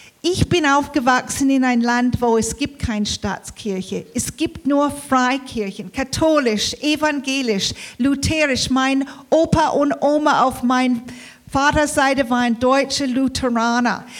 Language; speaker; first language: German; early bilingual, heritage; English